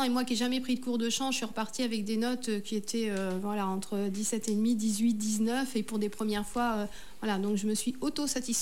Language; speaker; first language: French; native; French